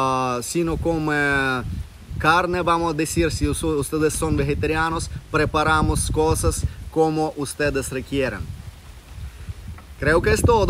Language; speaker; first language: Spanish; non-native, fluent; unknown